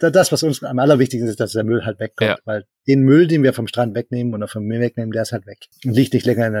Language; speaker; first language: German; native; German